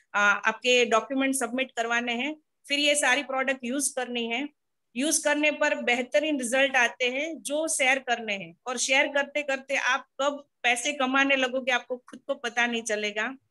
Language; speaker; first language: Hindi; non-native, local second language; Gujarati